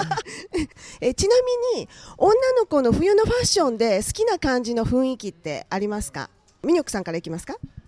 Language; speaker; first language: Japanese; native; Japanese